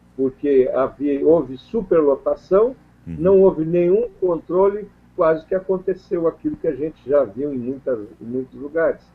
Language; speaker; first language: Portuguese; native; Portuguese